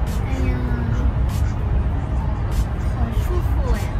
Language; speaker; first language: Chinese; non-native, learner; Vietnamese